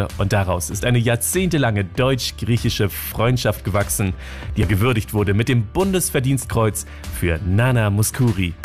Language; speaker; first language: German; native; German